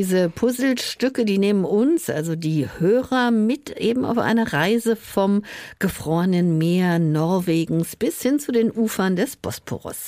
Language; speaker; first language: German; native; German